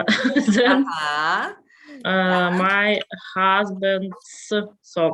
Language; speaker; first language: English; non-native, learner; Russian